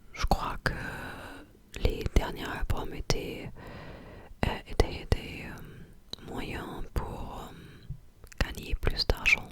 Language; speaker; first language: French; non-native, fluent; English